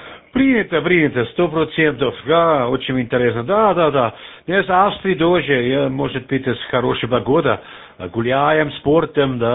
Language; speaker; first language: Russian; non-native, learner; German